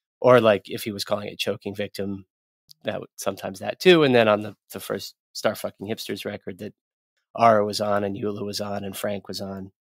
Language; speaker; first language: English; native; English